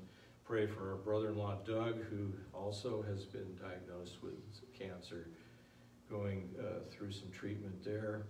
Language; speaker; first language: English; native; English